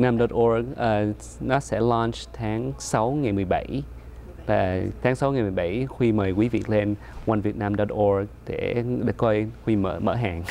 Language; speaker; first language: Vietnamese; early bilingual, other home language; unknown